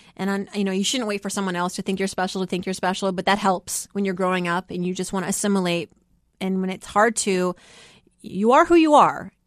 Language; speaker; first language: English; early bilingual, other home language; Persian